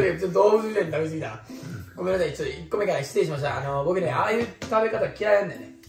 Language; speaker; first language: Japanese; early bilingual, other home language; Turkish